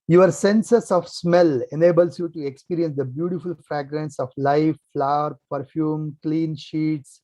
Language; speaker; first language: English; non-native, local second language; Kannada